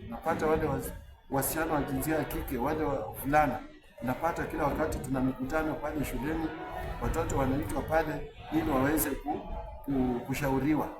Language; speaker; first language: Swahili; non-native, local second language; Luyia